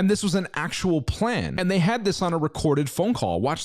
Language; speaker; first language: English; native; English